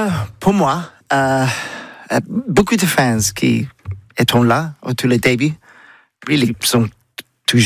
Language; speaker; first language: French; non-native, learner; English